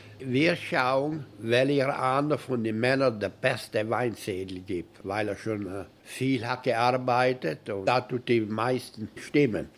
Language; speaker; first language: German; early bilingual, heritage; German